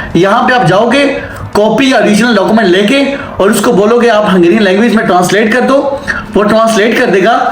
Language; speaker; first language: Urdu; non-native, local second language; Punjabi